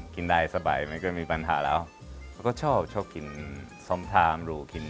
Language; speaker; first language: Thai; non-native, learner; Spanish